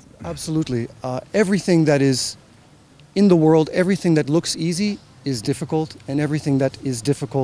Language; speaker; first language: English; non-native, fluent; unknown